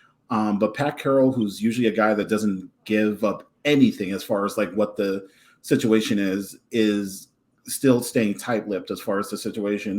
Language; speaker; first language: English; native; English